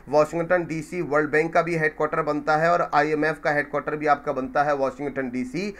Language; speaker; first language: Hindi; native; Hindi